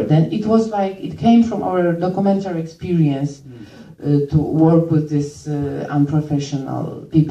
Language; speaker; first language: English; non-native, fluent; Polish